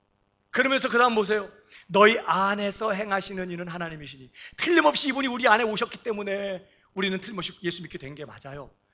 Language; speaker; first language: Korean; native; Korean